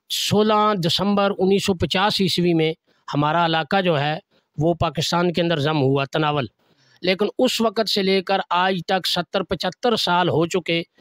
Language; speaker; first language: Urdu; non-native, local second language; Northern Hindko